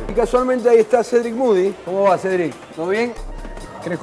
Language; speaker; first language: Spanish; native; Spanish